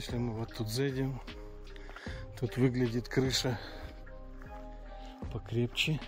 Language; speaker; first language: Russian; native; Russian